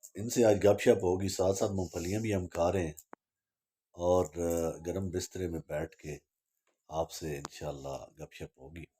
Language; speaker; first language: Urdu; non-native, local second language; Punjabi